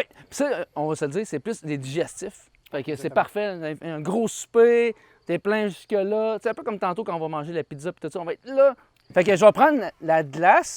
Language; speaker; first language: French; native; French